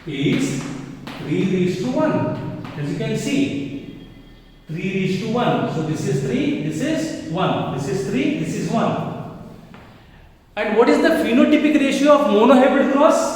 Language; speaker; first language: English; non-native, local second language; Hindi